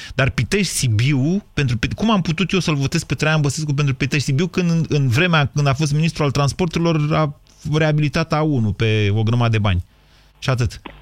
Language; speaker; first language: Romanian; native; Romanian